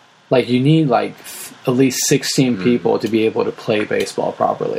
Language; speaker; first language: English; early bilingual, other home language; Japanese